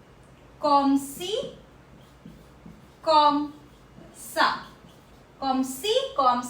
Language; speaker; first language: French; non-native, fluent; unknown